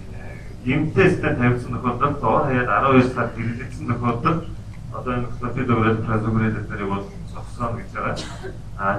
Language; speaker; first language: Mongolian; native; Mongolian